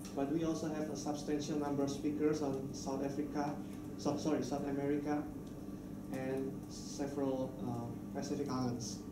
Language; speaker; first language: English; non-native, fluent; Indonesian